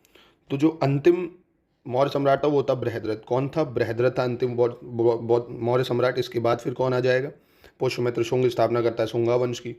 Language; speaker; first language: Hindi; native; Hindi